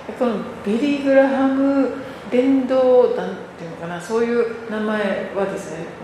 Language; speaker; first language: Japanese; native; Japanese